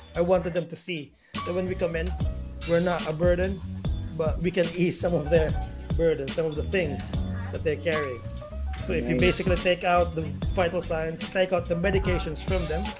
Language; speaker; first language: English; non-native, local second language; Cebuano